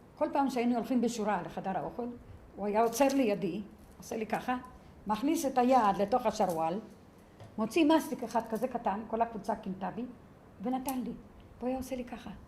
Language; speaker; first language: Hebrew; early bilingual, other home language; Yiddish